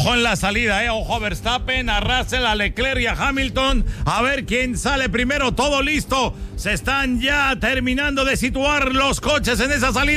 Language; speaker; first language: Spanish; native; Spanish